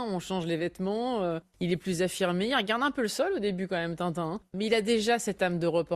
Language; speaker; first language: French; native; French